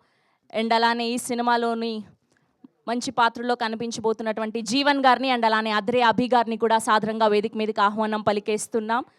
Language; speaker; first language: Telugu; native; Telugu